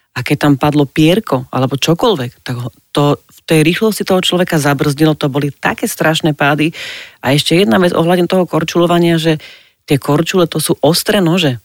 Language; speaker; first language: Slovak; native; Slovak